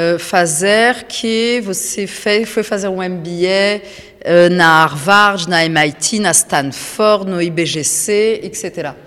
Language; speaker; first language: Portuguese; non-native, fluent; French